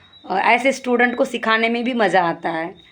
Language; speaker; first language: Hindi; non-native, local second language; Tamil